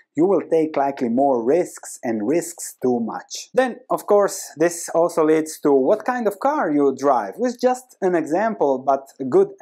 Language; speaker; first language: English; non-native, fluent; Croatian